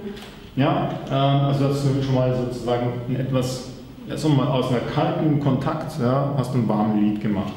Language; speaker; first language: German; native; German